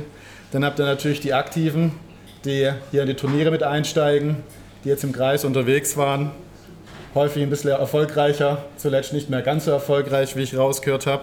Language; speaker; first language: German; native; German